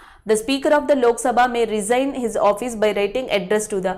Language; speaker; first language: English; non-native, local second language; Telugu